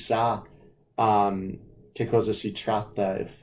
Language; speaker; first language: Italian; non-native, fluent; English